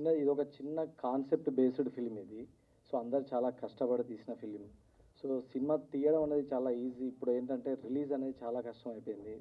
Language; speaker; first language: Telugu; native; Telugu